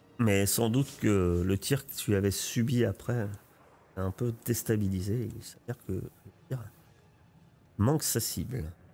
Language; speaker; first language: French; native; French